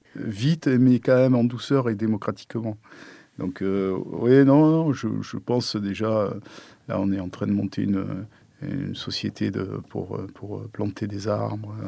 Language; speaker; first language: French; native; French